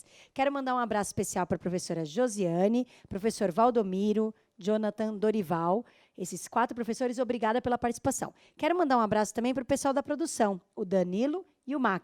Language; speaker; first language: Portuguese; native; Portuguese